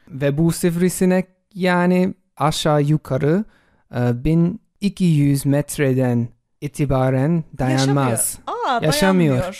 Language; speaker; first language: Turkish; non-native, fluent; English